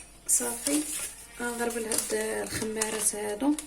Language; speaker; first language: Arabic; native; Arabic